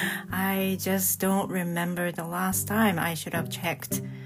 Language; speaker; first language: English; non-native, fluent; Japanese